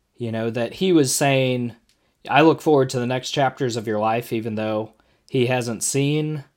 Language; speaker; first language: English; native; English